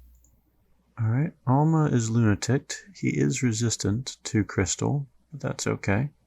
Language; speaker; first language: English; native; English